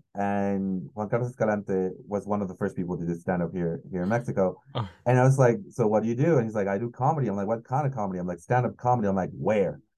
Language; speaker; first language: English; non-native, fluent; Spanish